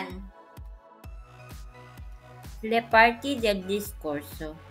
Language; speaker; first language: Italian; non-native, fluent; Filipino